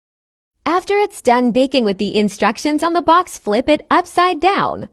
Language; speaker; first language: English; native; English